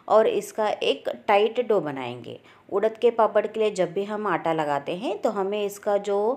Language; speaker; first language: Hindi; native; Hindi